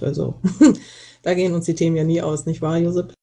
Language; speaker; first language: German; native; German